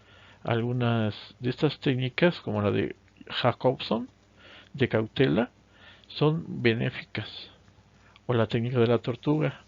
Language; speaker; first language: Spanish; native; Spanish